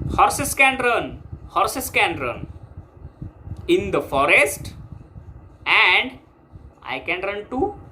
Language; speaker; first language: English; non-native, local second language; Marathi